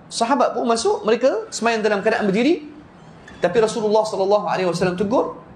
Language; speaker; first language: Malay; non-native, fluent; Arabic